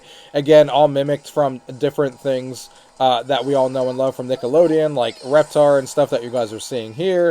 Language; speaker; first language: English; native; English